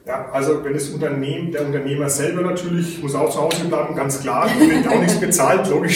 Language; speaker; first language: German; native; German